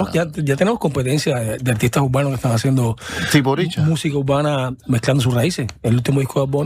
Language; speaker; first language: Spanish; native; Spanish